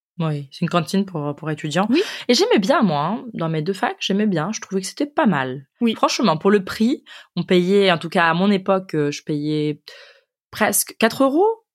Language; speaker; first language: French; native; French